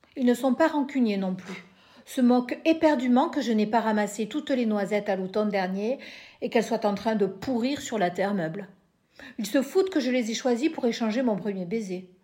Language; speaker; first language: French; native; French